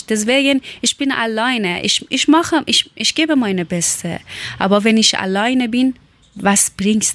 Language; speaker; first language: German; non-native, learner; Persian